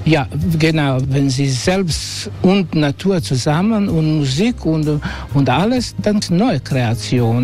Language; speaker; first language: German; non-native, learner; Croatian